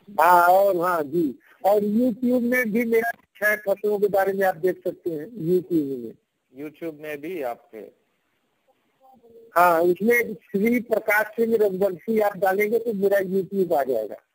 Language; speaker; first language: Hindi; native; Hindi